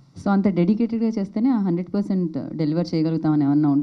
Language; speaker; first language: Telugu; native; Telugu